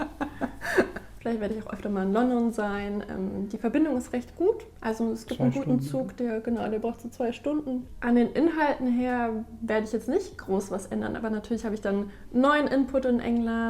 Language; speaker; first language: German; native; German